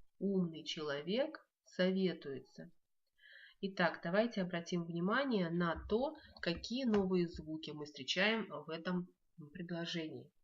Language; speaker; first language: Russian; non-native, local second language; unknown